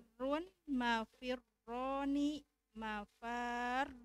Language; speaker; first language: Arabic; non-native, learner; Indonesian